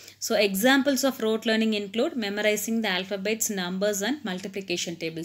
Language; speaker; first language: English; non-native, local second language; Tamil